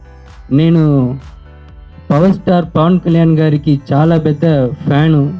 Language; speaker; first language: Telugu; non-native, learner; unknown